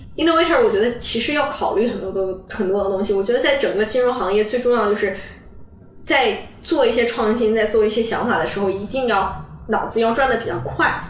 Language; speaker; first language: Chinese; native; Chinese